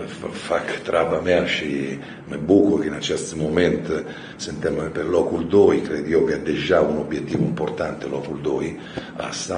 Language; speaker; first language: Romanian; non-native, fluent; Italian